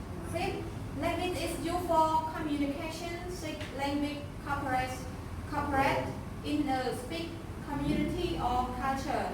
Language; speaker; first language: English; non-native, learner; Khmer